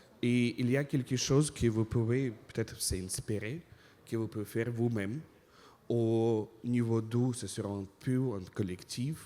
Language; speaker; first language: French; non-native, fluent; Russian